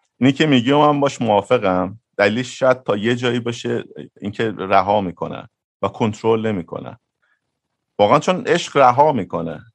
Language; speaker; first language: Persian; native; Persian